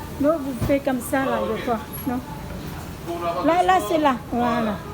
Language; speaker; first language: French; non-native, learner; Thai